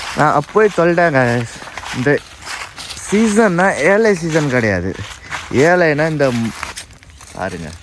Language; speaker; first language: Tamil; non-native, learner; Nepali